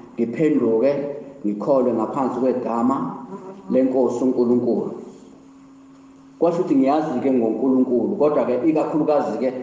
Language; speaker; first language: Zulu; native; Zulu